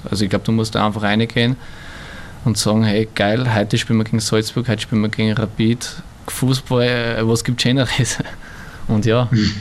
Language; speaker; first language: German; native; German